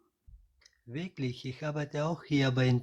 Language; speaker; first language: German; non-native, learner; Pashto